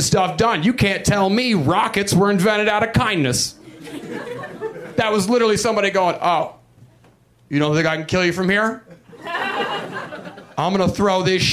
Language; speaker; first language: English; native; English